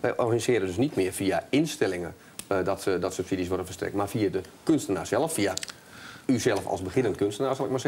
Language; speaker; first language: Dutch; native; Dutch